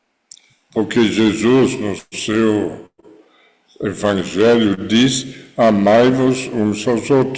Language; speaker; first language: Portuguese; non-native, fluent; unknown